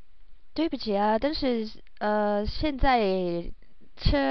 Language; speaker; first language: Chinese; non-native, learner; Japanese